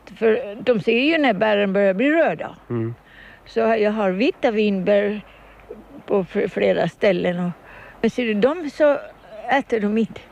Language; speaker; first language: Swedish; native; Swedish